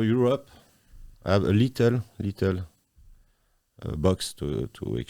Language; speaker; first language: English; non-native, learner; French